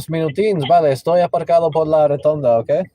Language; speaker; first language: Spanish; non-native, local second language; English